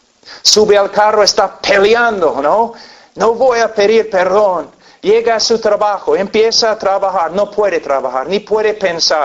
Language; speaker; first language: Spanish; non-native, fluent; English